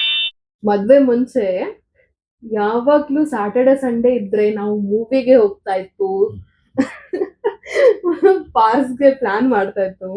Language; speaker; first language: Kannada; non-native, learner; Marathi